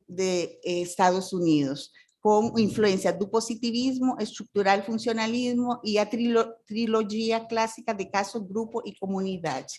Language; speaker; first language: Portuguese; non-native, fluent; Spanish